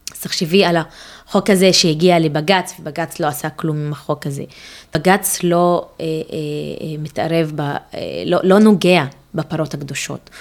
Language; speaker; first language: Hebrew; non-native, local second language; Arabic